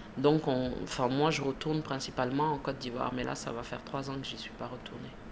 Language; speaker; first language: French; early bilingual, other home language; Mandingo